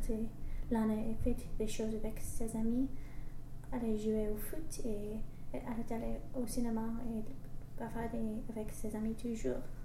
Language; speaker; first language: French; non-native, learner; English